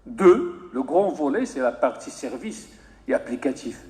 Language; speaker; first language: French; non-native, local second language; Arabic